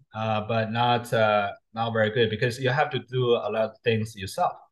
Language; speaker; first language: English; non-native, fluent; Chinese